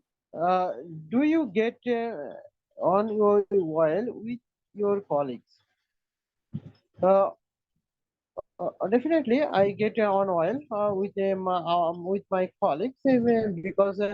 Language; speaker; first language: English; non-native, learner; Bangla